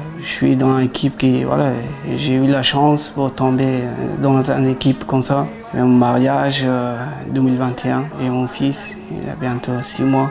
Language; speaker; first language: French; non-native, learner; Persian